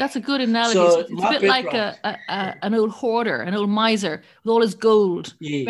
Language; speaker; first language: English; native; English